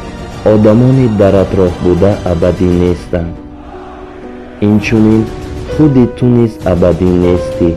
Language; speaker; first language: Persian; native; Persian